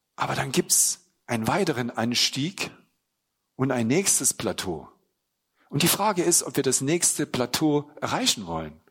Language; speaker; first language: German; native; German